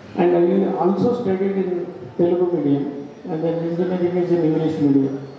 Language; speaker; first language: English; non-native, local second language; Telugu